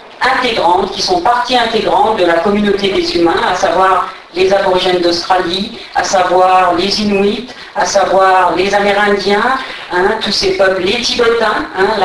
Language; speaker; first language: French; native; French